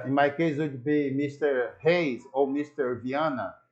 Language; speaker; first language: English; non-native, learner; Portuguese